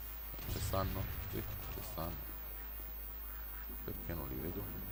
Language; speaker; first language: Italian; native; Italian